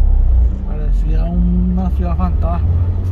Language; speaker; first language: Spanish; native; Spanish